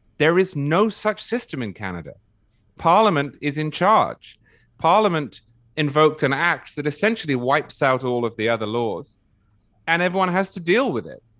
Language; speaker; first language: English; native; English